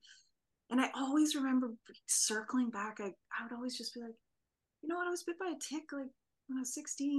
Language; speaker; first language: English; native; English